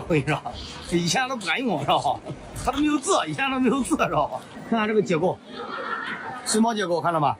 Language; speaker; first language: Chinese; native; Chinese